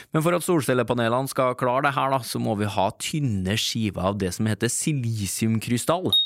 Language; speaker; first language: Norwegian; native; Norwegian